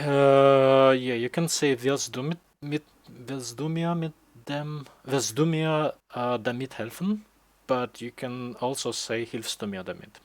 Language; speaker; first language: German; non-native, learner; English